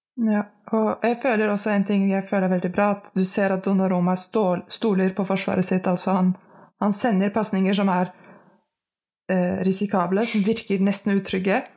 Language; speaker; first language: Norwegian; native; Norwegian